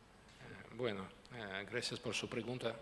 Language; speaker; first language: Spanish; non-native, fluent; Ukrainian